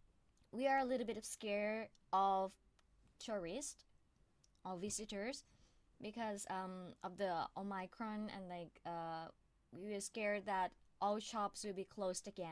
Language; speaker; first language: English; non-native, fluent; Thai